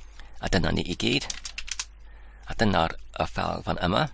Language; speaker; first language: Welsh; non-native, learner; English